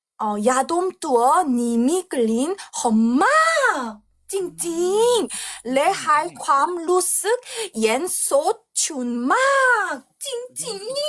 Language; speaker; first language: Thai; non-native, learner; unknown